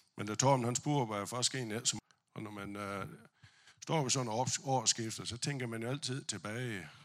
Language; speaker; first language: Danish; non-native, fluent; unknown